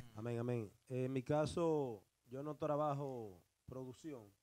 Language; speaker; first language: Spanish; early bilingual, heritage; Spanish